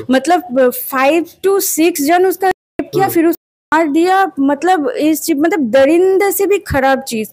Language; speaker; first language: Hindi; non-native, local second language; Bangla